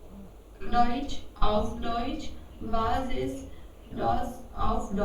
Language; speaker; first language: German; non-native, learner; Hindi